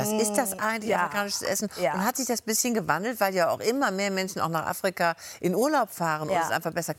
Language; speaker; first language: German; native; German